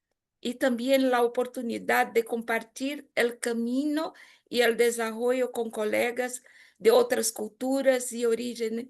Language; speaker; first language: Spanish; non-native, fluent; Portuguese